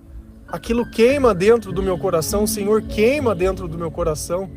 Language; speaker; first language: Portuguese; native; Portuguese